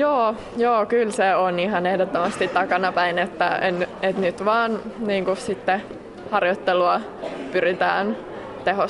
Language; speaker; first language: Finnish; native; Finnish